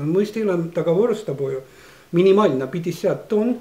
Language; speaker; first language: Russian; non-native, local second language; Estonian